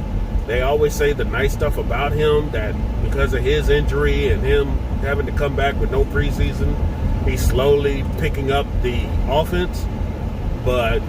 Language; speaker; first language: English; native; English